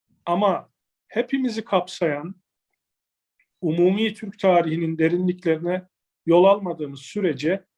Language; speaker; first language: Turkish; native; Turkish